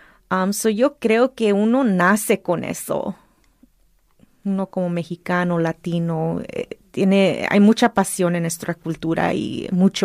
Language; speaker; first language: Spanish; early bilingual, heritage; Spanish